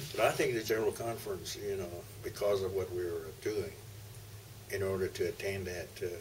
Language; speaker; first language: English; early bilingual, other home language; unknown